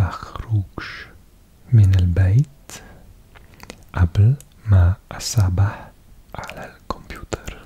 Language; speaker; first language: Arabic; non-native, learner; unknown